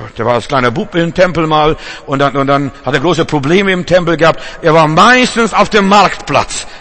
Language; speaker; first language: German; non-native, fluent; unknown